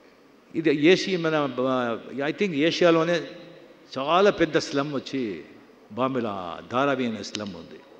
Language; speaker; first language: Telugu; non-native, local second language; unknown